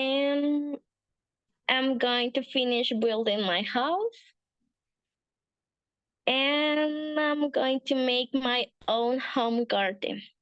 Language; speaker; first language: English; non-native, learner; Spanish